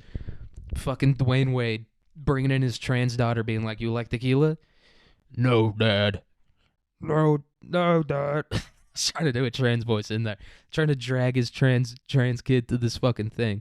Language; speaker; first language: English; native; English